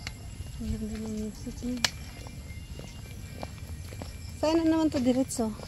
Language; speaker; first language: Filipino; native; Filipino